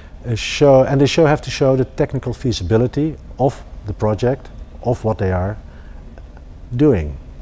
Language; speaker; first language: English; non-native, fluent; Dutch